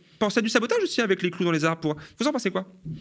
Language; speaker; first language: French; native; French